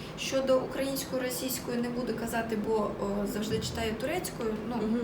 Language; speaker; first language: Ukrainian; native; Ukrainian